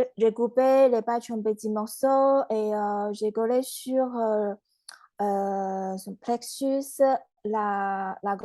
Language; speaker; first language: French; non-native, fluent; Chinese